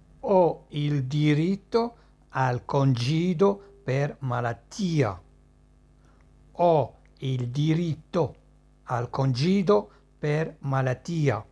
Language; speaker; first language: Italian; non-native, fluent; Arabic